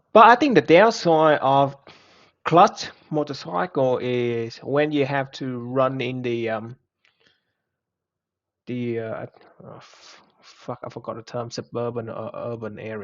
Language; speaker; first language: English; non-native, fluent; Vietnamese